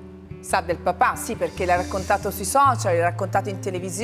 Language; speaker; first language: Italian; native; Italian